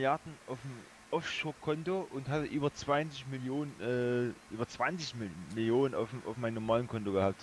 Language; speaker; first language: German; native; German